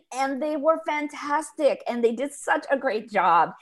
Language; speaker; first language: English; early bilingual, other home language; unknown